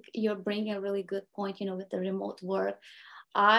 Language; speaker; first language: English; non-native, fluent; Bulgarian